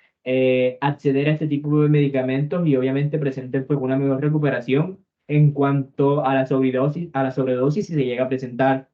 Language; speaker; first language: Spanish; native; Spanish